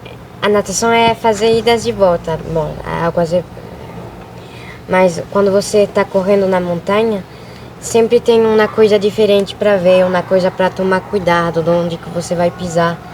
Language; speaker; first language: Portuguese; early bilingual, other home language; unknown